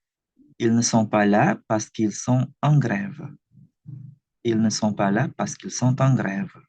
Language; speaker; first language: French; non-native, fluent; Indonesian